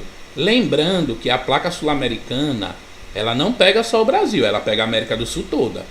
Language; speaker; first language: Portuguese; native; Portuguese